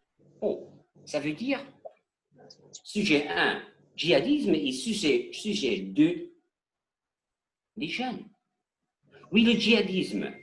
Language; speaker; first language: French; non-native, learner; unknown